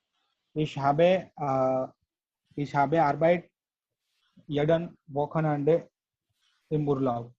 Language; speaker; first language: German; non-native, learner; Gujarati